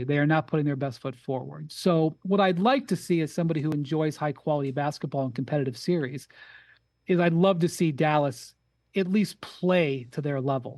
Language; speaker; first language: English; native; English